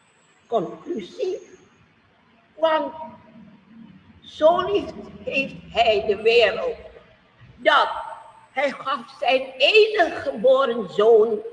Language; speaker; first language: Dutch; non-native, fluent; Indonesian